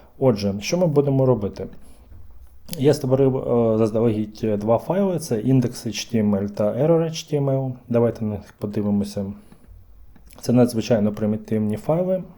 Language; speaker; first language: Ukrainian; native; Ukrainian